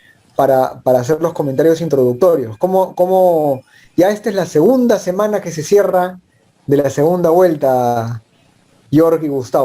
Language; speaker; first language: Spanish; native; Spanish